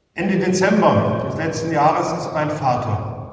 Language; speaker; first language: German; native; German